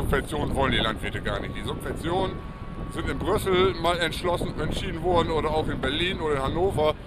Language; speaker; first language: German; native; German